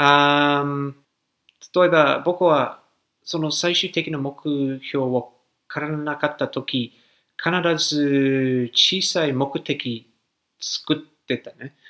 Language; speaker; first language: Japanese; non-native, fluent; English